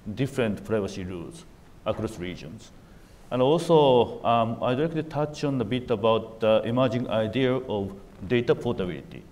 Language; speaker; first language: English; non-native, fluent; Japanese